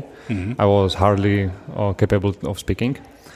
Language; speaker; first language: English; non-native, fluent; Slovak